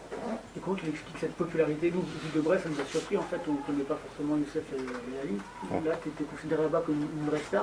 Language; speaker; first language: French; native; French